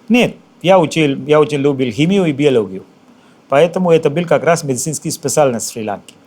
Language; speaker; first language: Russian; non-native, fluent; Sinhala